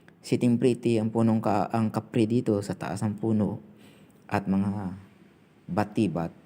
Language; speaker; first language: Filipino; non-native, local second language; Cebuano